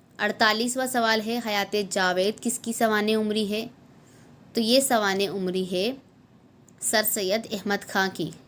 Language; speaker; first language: Urdu; native; Urdu